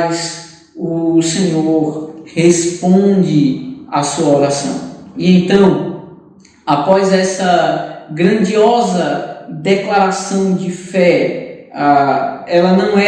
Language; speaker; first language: Portuguese; native; Portuguese